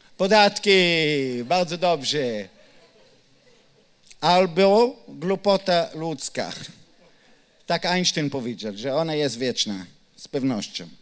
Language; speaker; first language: Polish; non-native, learner; Hebrew